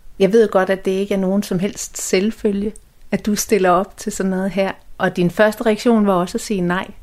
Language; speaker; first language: Danish; native; Danish